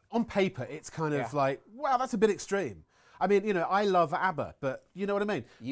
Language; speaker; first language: English; native; English